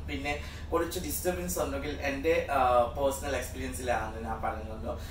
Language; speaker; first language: Malayalam; non-native, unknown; Assamese